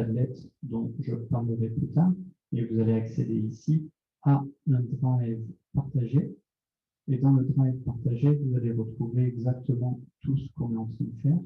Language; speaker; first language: French; native; French